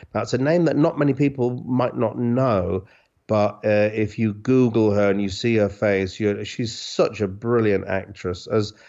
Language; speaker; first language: English; native; English